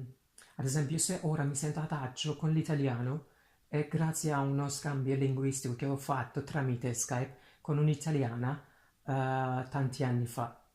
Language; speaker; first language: Italian; non-native, fluent; Persian